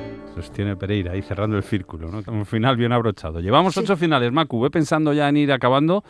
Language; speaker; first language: Spanish; native; Spanish